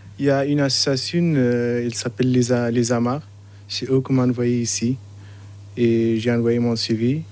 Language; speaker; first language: French; non-native, learner; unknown